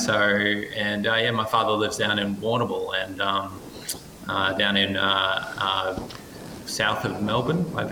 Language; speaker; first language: English; native; English